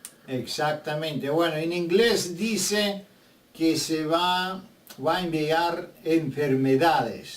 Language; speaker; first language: Spanish; non-native, fluent; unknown